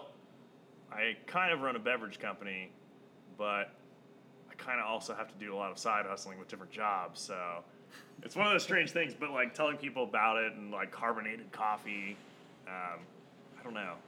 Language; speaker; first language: English; native; English